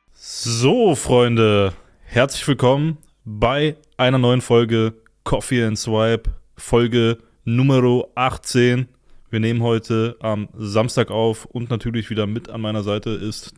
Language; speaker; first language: German; native; German